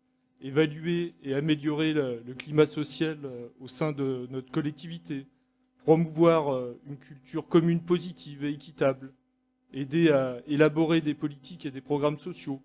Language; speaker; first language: French; native; French